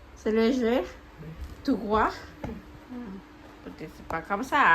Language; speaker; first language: French; non-native, learner; Thai